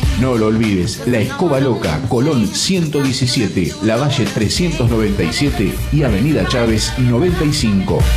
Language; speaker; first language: Spanish; native; Spanish